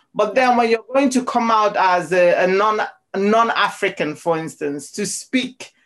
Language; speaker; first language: English; non-native, local second language; Igbo